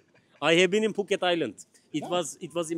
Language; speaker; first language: English; non-native, learner; Turkish